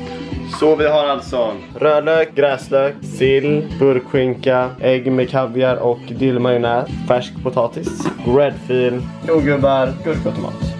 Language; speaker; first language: Swedish; native; Swedish